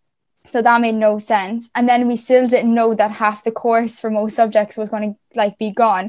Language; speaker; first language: English; native; English